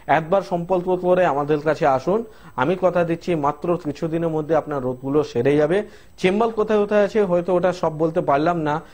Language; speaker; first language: Bangla; non-native, local second language; Hindi